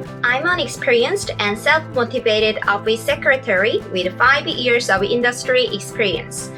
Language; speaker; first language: English; non-native, fluent; Korean